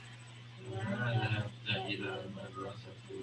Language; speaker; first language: Arabic; non-native, learner; English